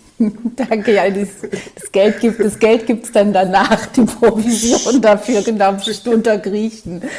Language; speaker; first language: German; early bilingual, other home language; Greek